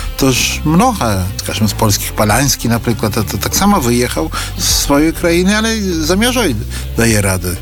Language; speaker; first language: Belarusian; native; Belarusian